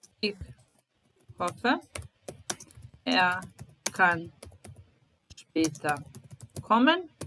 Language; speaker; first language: German; non-native, fluent; Serbian